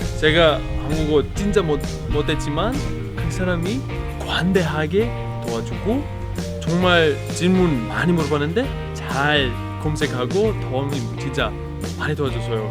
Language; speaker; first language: Korean; non-native, learner; Greek